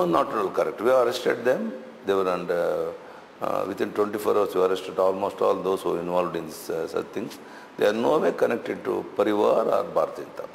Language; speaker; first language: English; non-native, local second language; Kannada